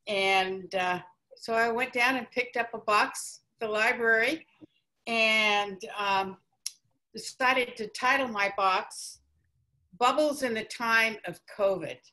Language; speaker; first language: English; native; English